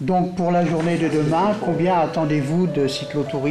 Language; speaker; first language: French; native; French